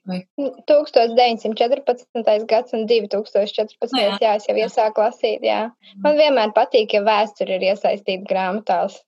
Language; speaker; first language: Latvian; native; Latvian